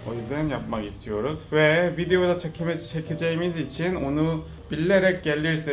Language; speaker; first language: Turkish; non-native, learner; Korean